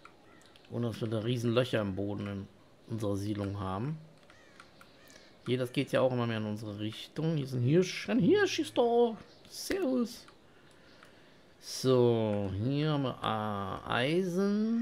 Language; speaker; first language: German; native; German